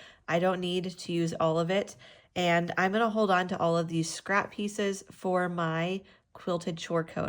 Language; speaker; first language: English; native; English